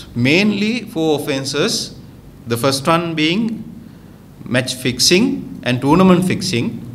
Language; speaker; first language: English; non-native, local second language; Sinhala